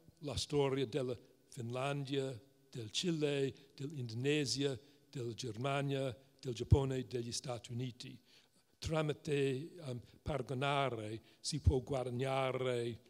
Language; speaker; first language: Italian; non-native, fluent; English